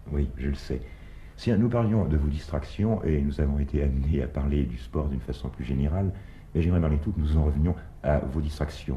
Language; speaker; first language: French; native; French